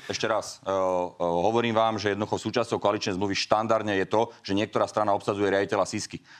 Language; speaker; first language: Slovak; native; Slovak